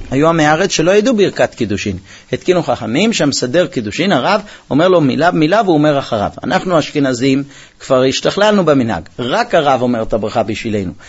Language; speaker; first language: Hebrew; early bilingual, heritage; Hebrew